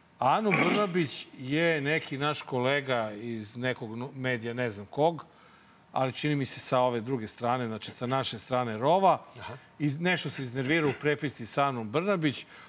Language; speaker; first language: Serbian; native; Serbian